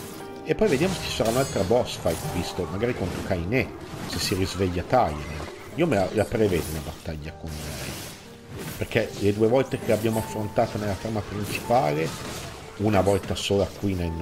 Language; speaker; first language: Italian; native; Italian